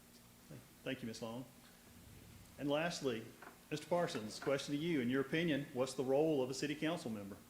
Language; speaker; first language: English; native; English